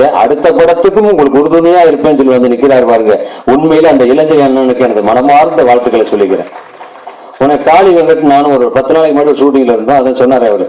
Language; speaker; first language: Tamil; native; Tamil